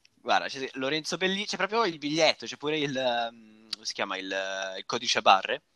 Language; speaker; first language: Italian; native; Italian